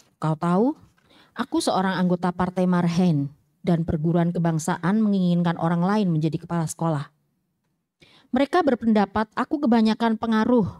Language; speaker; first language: Indonesian; native; Indonesian